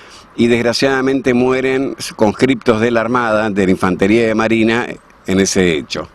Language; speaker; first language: Spanish; native; Spanish